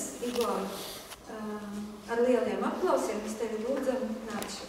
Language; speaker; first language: Latvian; native; Latvian